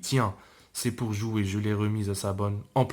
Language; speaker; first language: French; non-native, local second language; Arabic